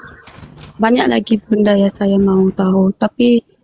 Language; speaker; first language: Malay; non-native, local second language; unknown